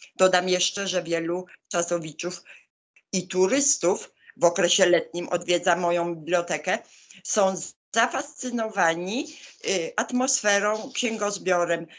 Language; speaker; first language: Polish; native; Polish